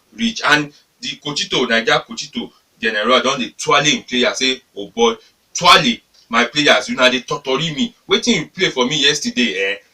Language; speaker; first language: Nigerian Pidgin; native; Nigerian Pidgin